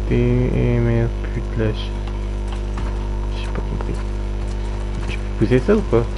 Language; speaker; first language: French; native; French